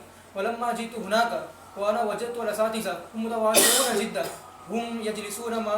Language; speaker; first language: Arabic; non-native, learner; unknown